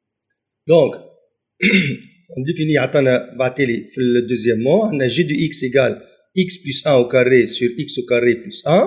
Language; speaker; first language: French; non-native, local second language; Arabic